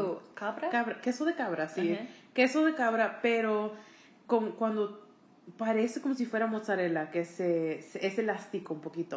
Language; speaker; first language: Spanish; early bilingual, heritage; Spanish